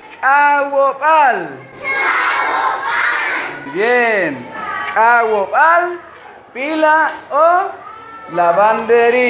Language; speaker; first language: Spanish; non-native, local second language; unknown